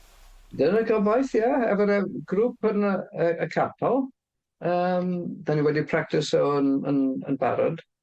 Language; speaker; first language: Welsh; non-native, fluent; English